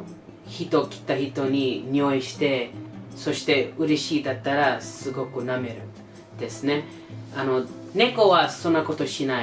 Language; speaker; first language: Japanese; non-native, learner; English